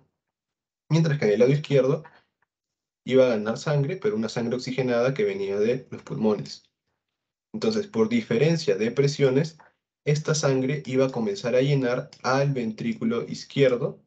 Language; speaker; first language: Spanish; native; Spanish